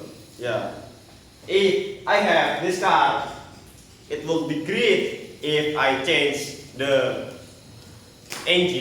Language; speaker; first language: English; non-native, learner; Indonesian